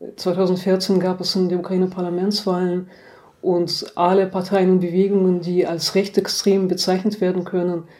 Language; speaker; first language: German; non-native, fluent; Russian